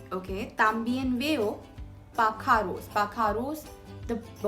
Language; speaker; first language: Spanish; non-native, fluent; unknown